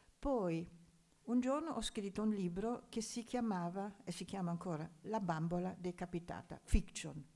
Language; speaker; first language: Italian; non-native, fluent; German